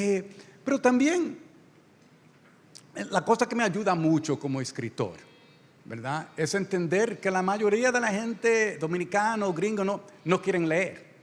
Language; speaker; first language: Spanish; early bilingual, heritage; Spanish